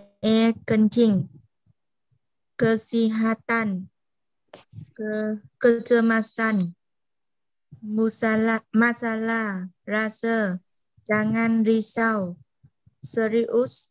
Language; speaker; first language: Indonesian; non-native, learner; Vietnamese